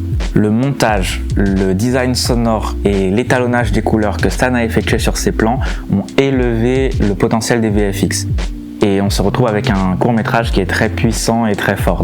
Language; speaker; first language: French; native; French